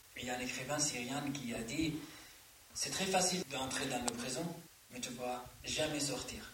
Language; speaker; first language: French; non-native, fluent; Arabic